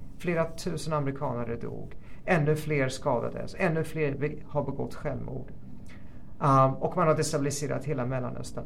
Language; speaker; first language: Swedish; early bilingual, other home language; Persian